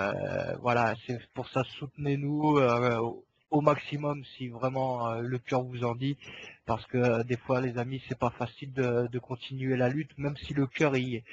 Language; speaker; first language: French; native; French